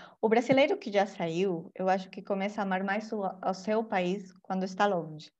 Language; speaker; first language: Portuguese; non-native, fluent; Spanish